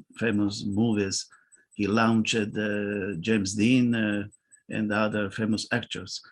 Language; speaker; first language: English; non-native, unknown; Italian